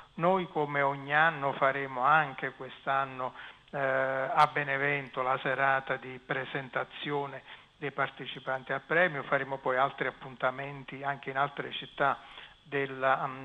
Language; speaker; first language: Italian; native; Italian